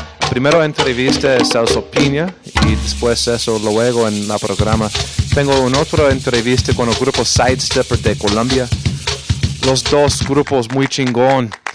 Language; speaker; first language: Spanish; non-native, learner; English